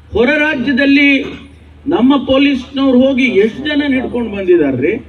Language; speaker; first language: Kannada; native; Kannada